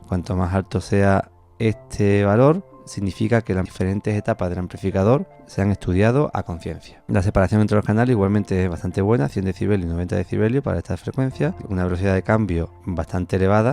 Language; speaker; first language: Spanish; native; Spanish